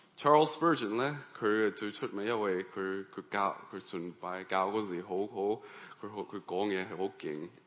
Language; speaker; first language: Cantonese; early bilingual, heritage; Cantonese